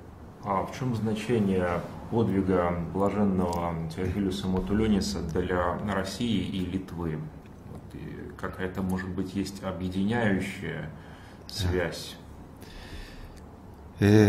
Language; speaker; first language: Russian; native; Russian